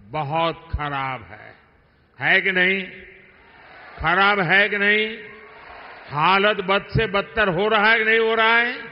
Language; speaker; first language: Hindi; non-native, local second language; Gujarati